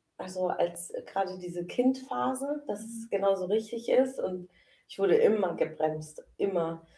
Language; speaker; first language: German; early bilingual, other home language; Italian